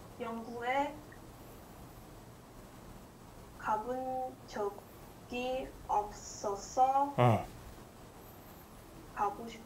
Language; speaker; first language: Korean; non-native, learner; English